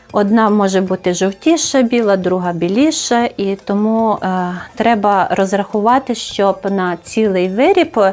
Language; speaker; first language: Ukrainian; native; Ukrainian